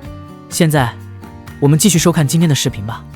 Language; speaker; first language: Chinese; native; Chinese